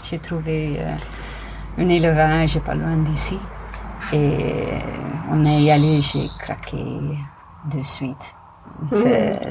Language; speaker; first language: French; non-native, fluent; English